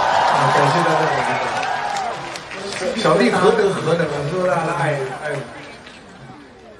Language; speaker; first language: Chinese; native; Chinese